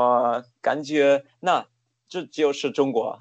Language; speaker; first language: Chinese; non-native, fluent; German